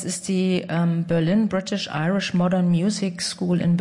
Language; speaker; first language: German; native; German